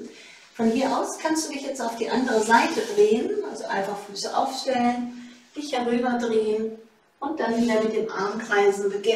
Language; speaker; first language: German; native; German